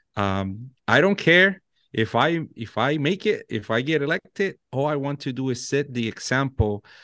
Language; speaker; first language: English; non-native, fluent; Spanish